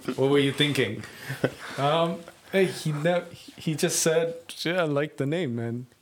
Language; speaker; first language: English; non-native, local second language; Tamil